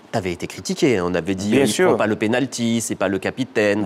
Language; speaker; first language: French; native; French